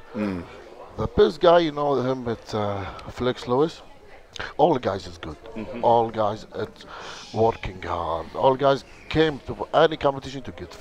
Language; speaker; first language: English; non-native, learner; Arabic